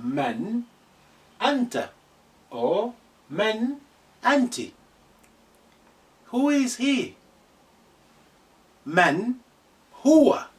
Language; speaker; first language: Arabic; non-native, fluent; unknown